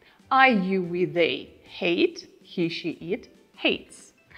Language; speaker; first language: English; non-native, fluent; Ukrainian